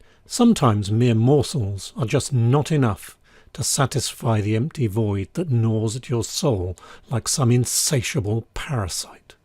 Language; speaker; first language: English; native; English